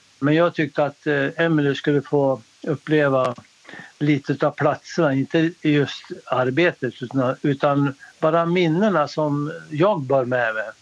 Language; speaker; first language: Swedish; native; Swedish